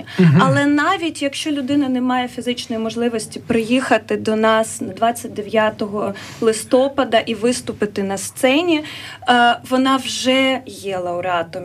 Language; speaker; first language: Ukrainian; native; Ukrainian